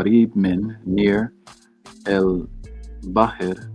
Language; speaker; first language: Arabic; non-native, learner; English